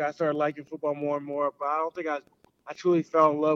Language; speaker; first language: English; early bilingual, other home language; Haitian Creole